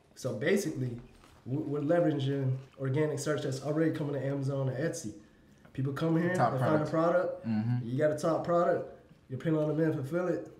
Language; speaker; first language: English; native; English